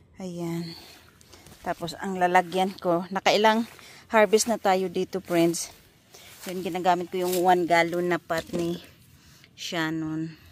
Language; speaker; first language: Filipino; non-native, local second language; Masbatenyo